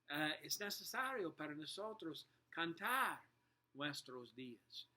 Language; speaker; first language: Spanish; non-native, learner; English